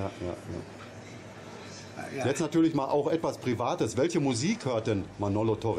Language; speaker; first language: German; native; German